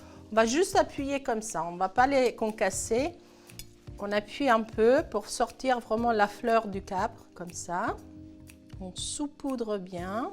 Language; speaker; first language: French; non-native, fluent; Italian